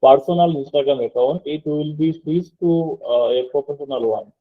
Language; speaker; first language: English; non-native, local second language; Bangla